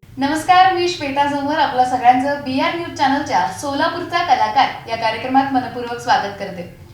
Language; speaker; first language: Marathi; native; Marathi